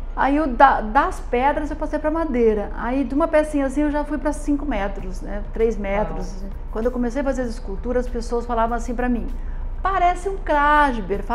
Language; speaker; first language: Portuguese; native; Portuguese